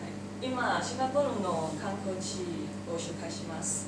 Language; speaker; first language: Japanese; non-native, learner; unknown